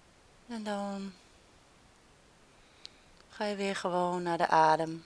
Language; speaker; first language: Dutch; native; Dutch